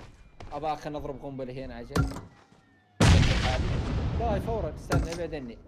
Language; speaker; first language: Arabic; native; Arabic